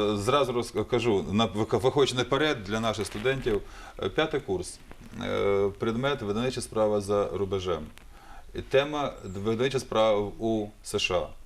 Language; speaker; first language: Ukrainian; native; Ukrainian